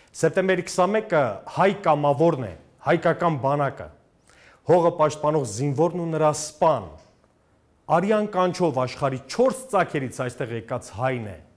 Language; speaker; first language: Armenian; native; Armenian